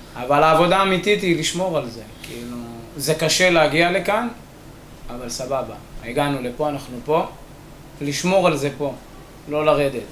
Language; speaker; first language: Hebrew; early bilingual, other home language; Amharic